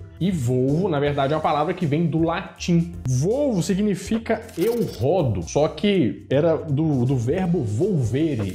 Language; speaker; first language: Portuguese; native; Portuguese